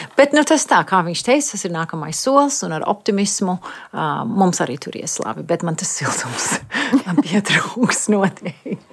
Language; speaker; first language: Latvian; early bilingual, heritage; Latvian